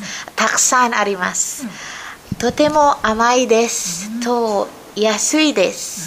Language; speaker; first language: Japanese; non-native, learner; Filipino